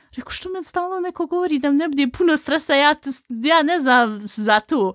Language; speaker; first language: Bosnian; early bilingual, heritage; Bosnian